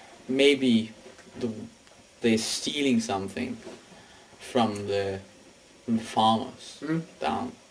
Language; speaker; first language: English; non-native, learner; Danish